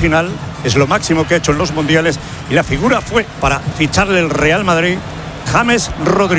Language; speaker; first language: Spanish; native; Spanish